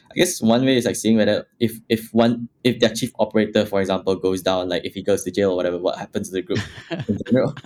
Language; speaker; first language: English; non-native, local second language; Chinese